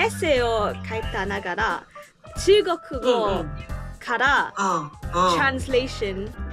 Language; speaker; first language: Japanese; non-native, learner; English